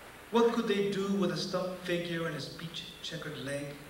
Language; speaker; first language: English; early bilingual, other home language; Spanish